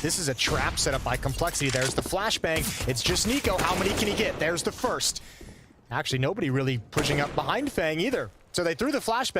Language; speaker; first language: English; native; English